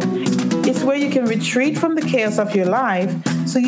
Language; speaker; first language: English; native; English